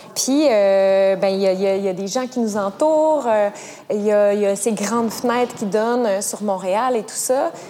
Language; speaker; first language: French; native; French